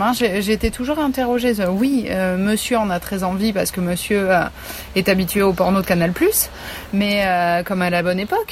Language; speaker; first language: French; native; French